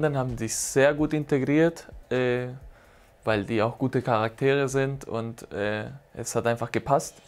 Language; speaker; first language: German; non-native, fluent; Spanish